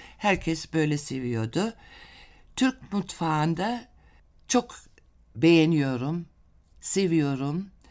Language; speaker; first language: Turkish; non-native, fluent; German